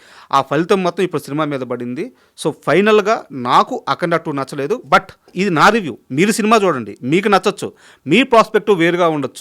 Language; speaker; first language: Telugu; native; Telugu